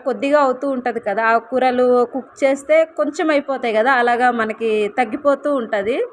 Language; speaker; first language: Telugu; non-native, local second language; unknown